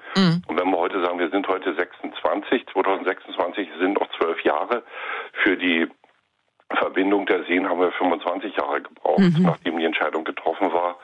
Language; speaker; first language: German; native; German